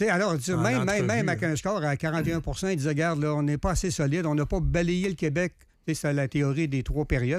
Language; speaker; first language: French; native; French